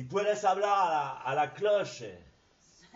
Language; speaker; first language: Spanish; non-native, fluent; French